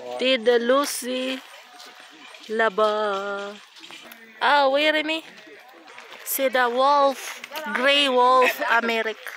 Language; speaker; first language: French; non-native, learner; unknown